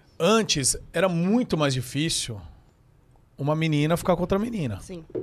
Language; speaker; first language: Portuguese; native; Portuguese